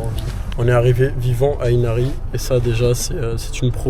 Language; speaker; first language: French; native; French